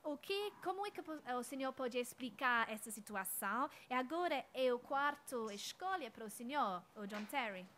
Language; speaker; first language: Portuguese; non-native, fluent; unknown